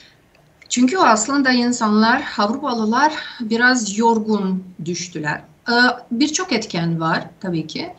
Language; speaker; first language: Turkish; non-native, fluent; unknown